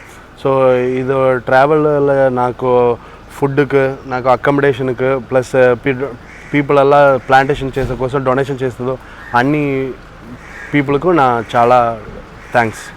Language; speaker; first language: Telugu; non-native, learner; Tamil